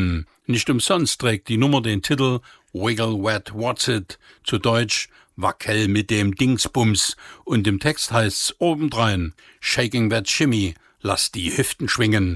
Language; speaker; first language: German; native; German